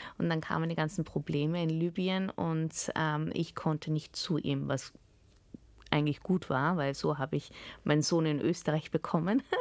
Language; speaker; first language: German; early bilingual, heritage; German